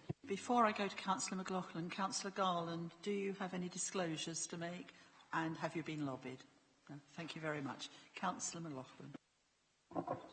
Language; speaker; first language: English; native; English